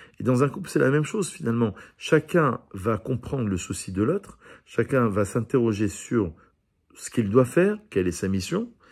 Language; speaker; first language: French; native; French